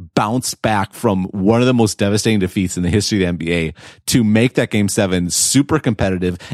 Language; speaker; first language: English; native; English